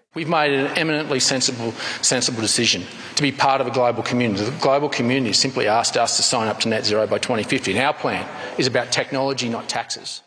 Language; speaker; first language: English; native; English